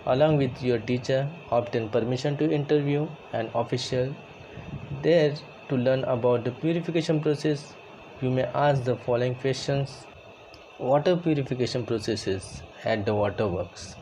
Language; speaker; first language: English; non-native, local second language; Marathi